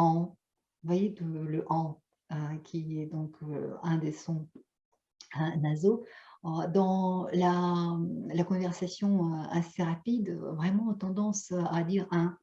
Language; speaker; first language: French; non-native, fluent; Russian